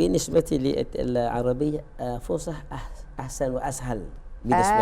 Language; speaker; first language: Arabic; non-native, fluent; Malay